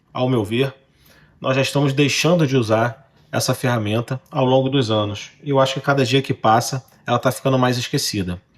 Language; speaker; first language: Portuguese; native; Portuguese